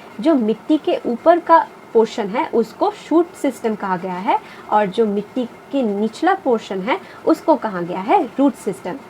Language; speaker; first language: Hindi; non-native, local second language; Bangla